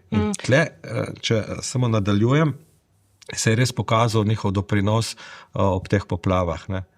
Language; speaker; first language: Slovenian; native; Slovenian